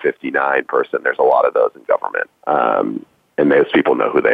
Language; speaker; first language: English; native; English